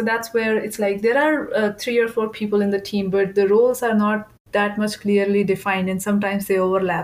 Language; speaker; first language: English; non-native, local second language; Hindi